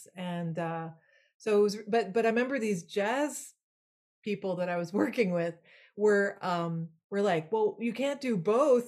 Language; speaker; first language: English; non-native, fluent; French